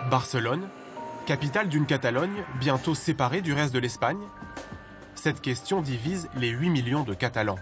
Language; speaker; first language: French; native; French